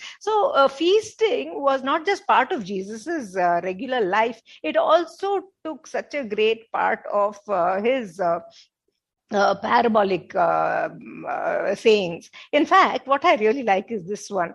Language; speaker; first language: English; non-native, local second language; Telugu